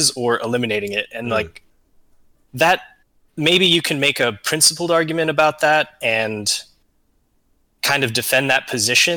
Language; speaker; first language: English; native; English